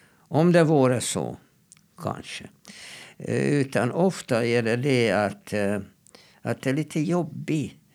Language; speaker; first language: Swedish; non-native, fluent; Hungarian